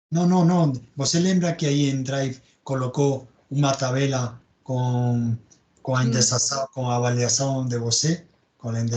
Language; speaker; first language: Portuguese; non-native, learner; Spanish